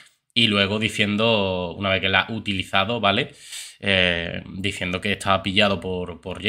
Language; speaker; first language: Spanish; native; Spanish